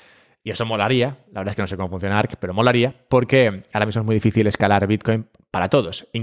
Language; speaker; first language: Spanish; native; Spanish